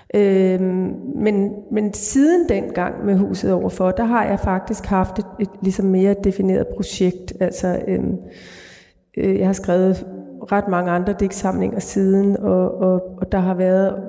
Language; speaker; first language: Danish; native; Danish